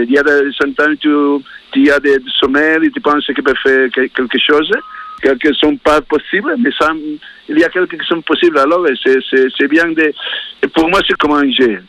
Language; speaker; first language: French; non-native, learner; Spanish